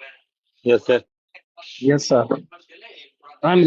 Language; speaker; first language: English; non-native, learner; Hindi